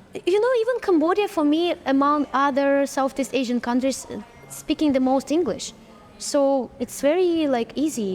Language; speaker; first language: English; non-native, fluent; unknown